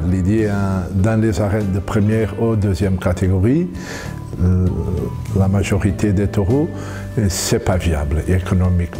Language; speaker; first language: French; non-native, fluent; Portuguese